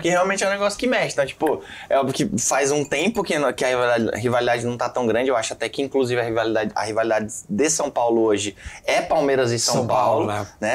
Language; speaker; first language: Portuguese; native; Portuguese